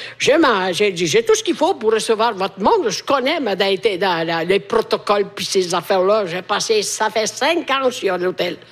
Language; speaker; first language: French; non-native, fluent; Italian